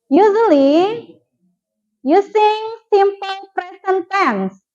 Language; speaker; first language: English; non-native, fluent; Indonesian